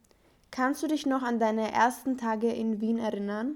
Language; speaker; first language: German; native; German